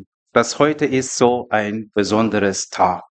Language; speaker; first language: German; non-native, learner; Persian